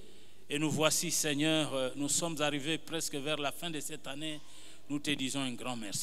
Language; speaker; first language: French; non-native, local second language; Lingala